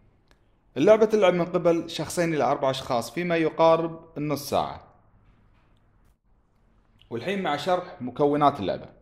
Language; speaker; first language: Arabic; native; Arabic